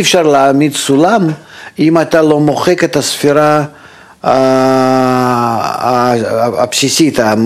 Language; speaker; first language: Hebrew; non-native, fluent; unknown